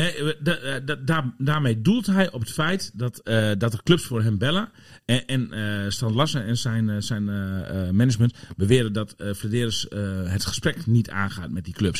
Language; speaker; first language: Dutch; native; Dutch